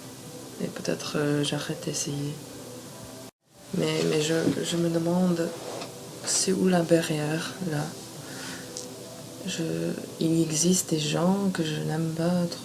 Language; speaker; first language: French; non-native, fluent; English